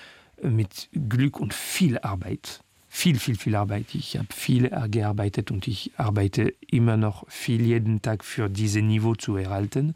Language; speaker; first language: German; non-native, learner; French